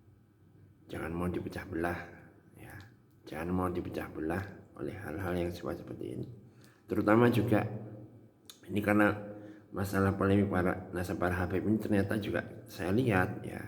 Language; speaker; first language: Indonesian; native; Indonesian